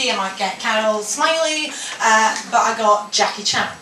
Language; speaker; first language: English; native; English